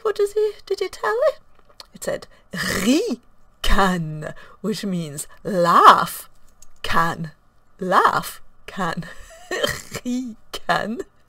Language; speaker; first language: English; non-native, fluent; French